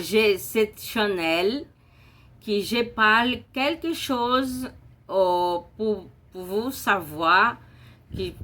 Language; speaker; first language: French; non-native, learner; Portuguese